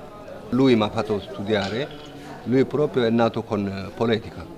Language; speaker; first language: Italian; non-native, learner; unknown